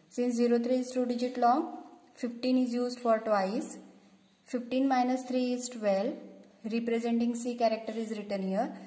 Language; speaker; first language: English; non-native, local second language; Marathi